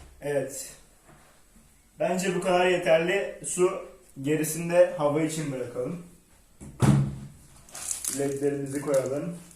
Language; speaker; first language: Turkish; native; Turkish